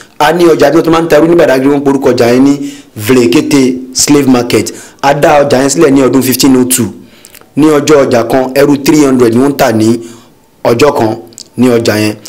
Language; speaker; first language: Yoruba; non-native, local second language; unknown